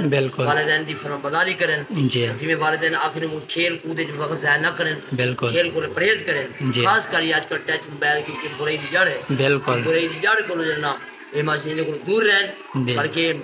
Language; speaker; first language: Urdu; non-native, local second language; Saraiki